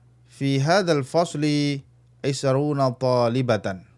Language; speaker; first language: Arabic; non-native, fluent; Indonesian